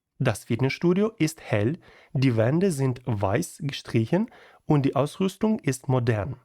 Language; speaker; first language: German; non-native, fluent; Ukrainian